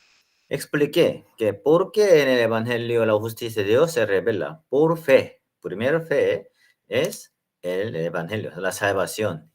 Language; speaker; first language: Spanish; non-native, learner; Korean